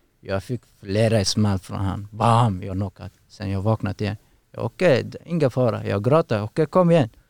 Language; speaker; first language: Swedish; non-native, learner; Persian